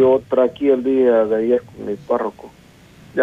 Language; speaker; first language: Spanish; native; Spanish